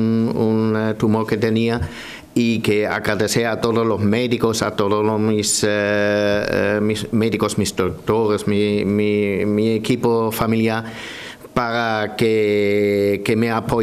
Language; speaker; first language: Spanish; non-native, learner; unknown